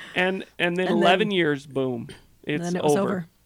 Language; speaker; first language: English; native; English